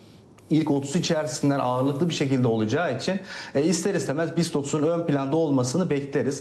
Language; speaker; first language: Turkish; native; Turkish